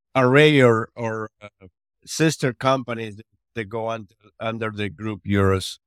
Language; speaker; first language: English; non-native, fluent; Spanish